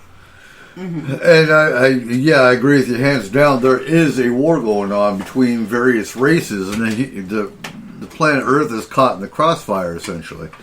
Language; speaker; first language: English; native; English